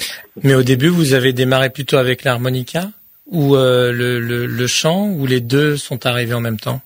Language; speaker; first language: French; native; French